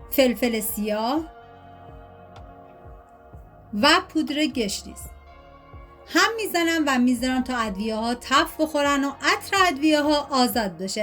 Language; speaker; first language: Persian; native; Persian